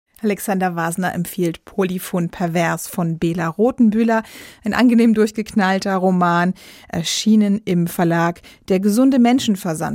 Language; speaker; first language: German; native; German